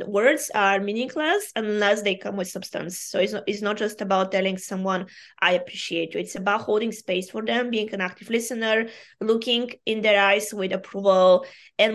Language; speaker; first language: English; non-native, fluent; Bulgarian